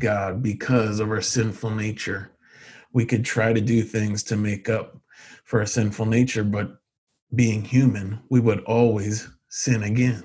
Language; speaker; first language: English; native; English